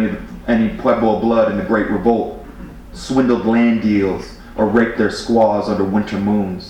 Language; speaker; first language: English; native; English